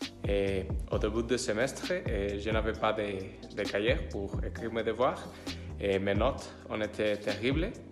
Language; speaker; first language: French; non-native, learner; Spanish